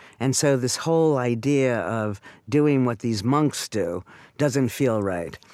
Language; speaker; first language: English; native; English